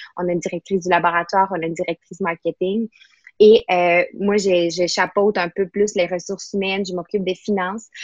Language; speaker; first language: French; non-native, fluent; Spanish